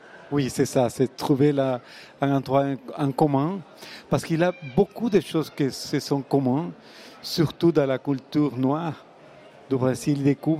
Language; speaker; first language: French; non-native, fluent; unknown